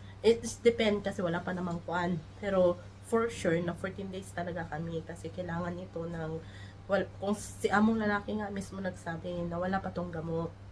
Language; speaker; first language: Filipino; non-native, local second language; Cebuano